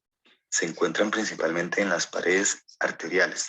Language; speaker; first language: Spanish; native; Spanish